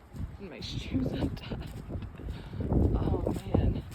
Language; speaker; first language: English; native; English